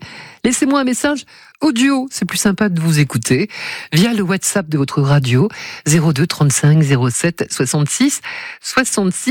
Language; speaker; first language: French; native; French